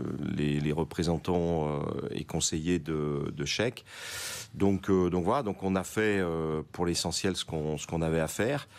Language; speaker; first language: French; native; French